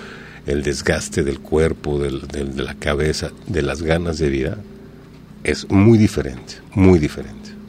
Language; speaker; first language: Spanish; native; Spanish